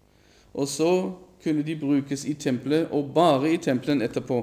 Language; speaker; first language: Norwegian; non-native, fluent; German